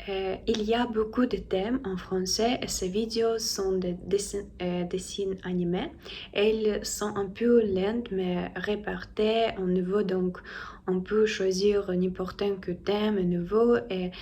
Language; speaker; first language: French; non-native, learner; Russian